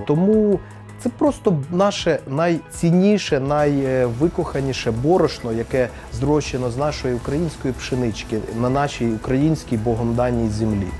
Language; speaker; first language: Ukrainian; native; Ukrainian